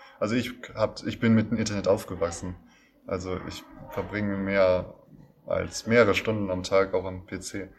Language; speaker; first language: German; native; German